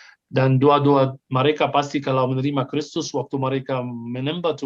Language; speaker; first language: Indonesian; non-native, fluent; Arabic